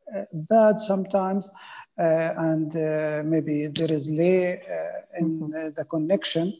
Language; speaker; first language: English; non-native, fluent; Arabic